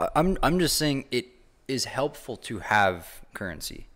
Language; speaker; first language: English; native; English